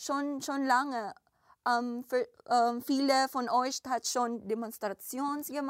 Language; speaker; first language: German; non-native, learner; Filipino